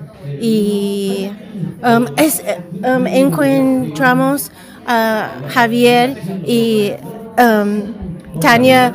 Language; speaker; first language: Spanish; non-native, learner; English